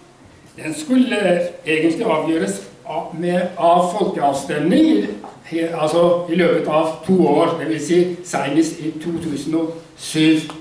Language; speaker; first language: Norwegian; non-native, fluent; Kurdish